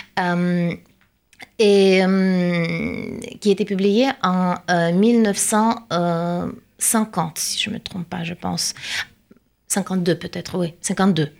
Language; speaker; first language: French; non-native, fluent; Russian